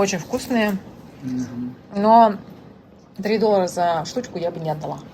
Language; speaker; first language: Russian; native; Russian